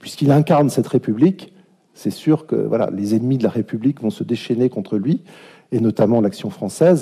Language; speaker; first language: French; native; French